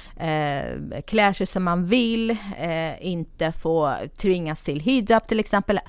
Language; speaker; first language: Swedish; non-native, fluent; Kurdish